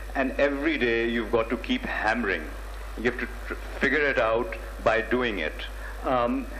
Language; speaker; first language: English; early bilingual, other home language; Urdu